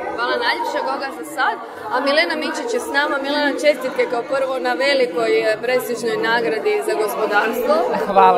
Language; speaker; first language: Croatian; native; Croatian